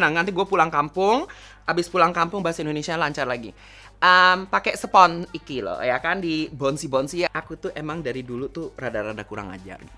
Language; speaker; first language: Indonesian; native; Indonesian